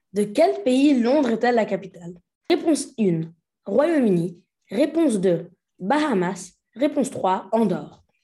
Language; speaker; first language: French; non-native, local second language; Wolof